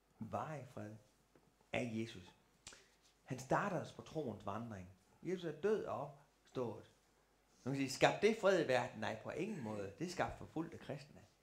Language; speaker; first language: Danish; native; Danish